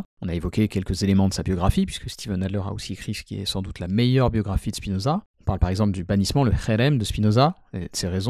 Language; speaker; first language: French; native; French